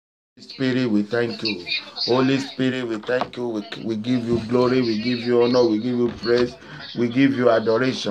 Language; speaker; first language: English; non-native, local second language; Yoruba